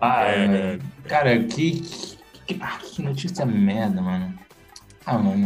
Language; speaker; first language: Portuguese; native; Portuguese